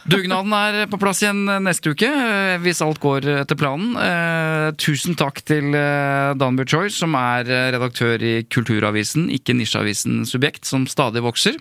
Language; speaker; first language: Norwegian; native; Norwegian